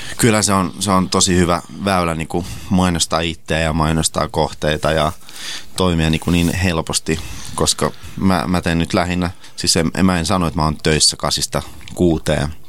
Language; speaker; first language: Finnish; early bilingual, other home language; Russian